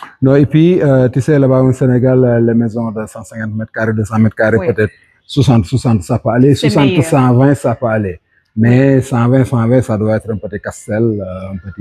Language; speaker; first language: French; non-native, local second language; Wolof